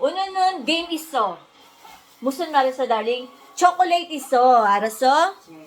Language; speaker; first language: Korean; non-native, learner; Filipino